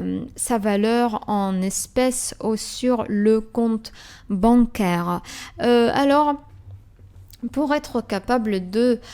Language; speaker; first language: French; non-native, fluent; Arabic